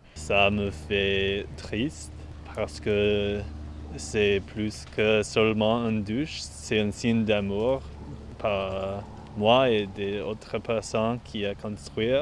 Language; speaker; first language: French; non-native, learner; English